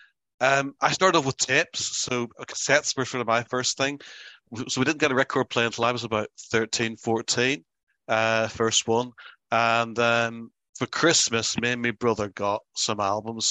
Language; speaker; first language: English; native; English